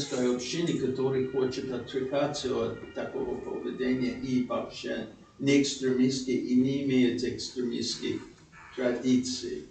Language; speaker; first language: Russian; non-native, fluent; English